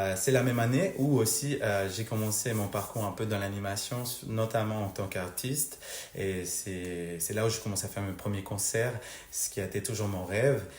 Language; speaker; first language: French; non-native, fluent; Spanish